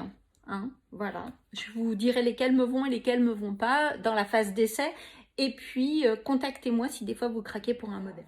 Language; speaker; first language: French; native; French